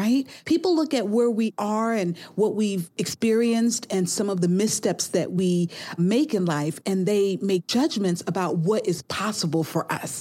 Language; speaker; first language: English; native; English